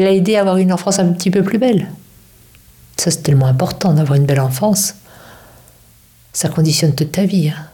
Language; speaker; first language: French; native; French